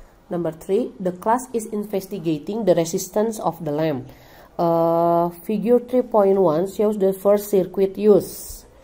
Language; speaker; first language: English; non-native, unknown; Indonesian